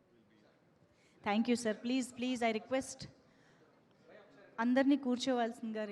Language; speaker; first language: Telugu; native; Telugu